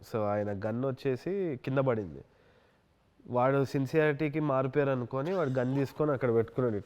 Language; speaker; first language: Telugu; native; Telugu